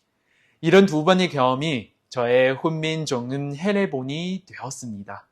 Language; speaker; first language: Korean; non-native, fluent; Chinese